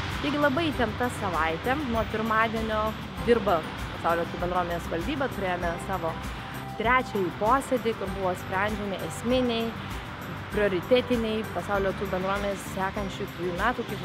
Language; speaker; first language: Lithuanian; native; Lithuanian